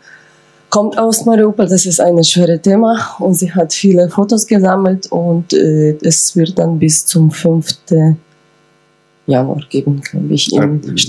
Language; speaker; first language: German; non-native, fluent; Ukrainian